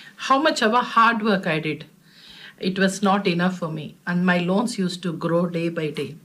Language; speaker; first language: English; non-native, local second language; Telugu